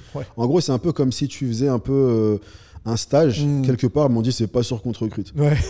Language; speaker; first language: French; native; French